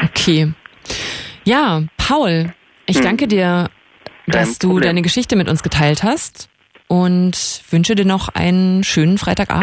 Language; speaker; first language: German; native; German